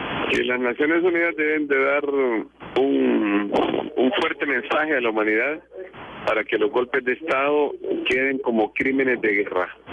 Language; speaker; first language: Spanish; native; Spanish